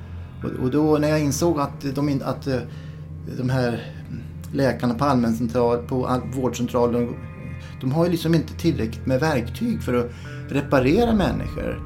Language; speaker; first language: Swedish; native; Swedish